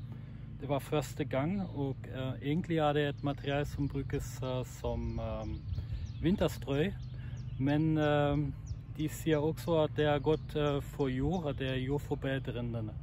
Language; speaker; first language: Norwegian; non-native, fluent; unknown